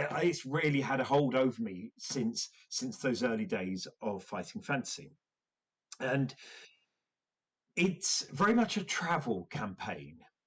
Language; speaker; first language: English; native; English